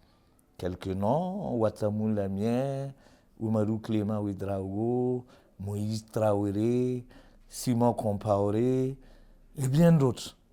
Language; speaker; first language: French; native; French